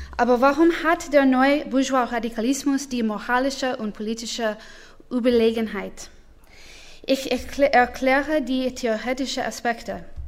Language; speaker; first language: German; non-native, learner; English